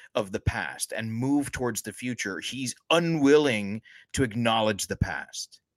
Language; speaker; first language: English; native; English